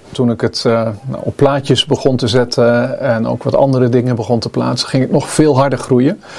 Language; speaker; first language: Dutch; native; Dutch